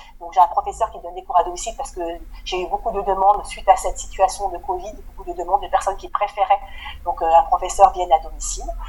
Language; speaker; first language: French; native; French